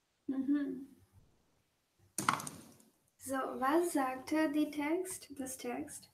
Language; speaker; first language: German; non-native, learner; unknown